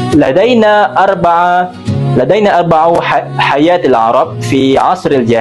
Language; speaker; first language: Arabic; non-native, learner; Malay